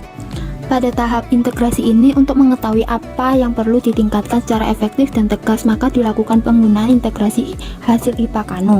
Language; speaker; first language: Indonesian; native; Indonesian